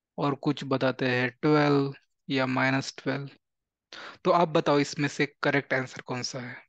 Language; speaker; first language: Hindi; non-native, local second language; Marathi